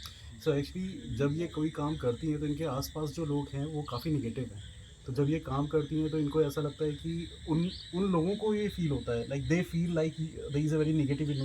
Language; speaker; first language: Hindi; native; Hindi